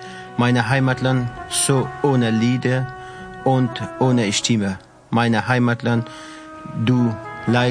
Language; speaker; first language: German; non-native, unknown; Persian